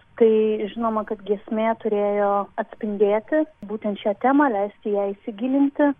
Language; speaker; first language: Lithuanian; native; Lithuanian